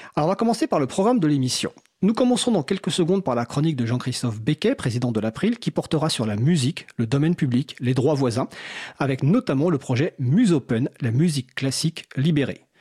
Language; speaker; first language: French; native; French